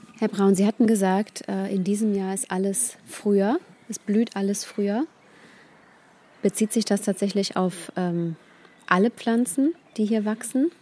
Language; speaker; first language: German; native; German